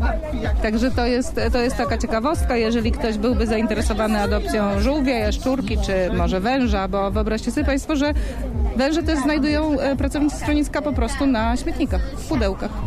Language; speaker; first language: Polish; native; Polish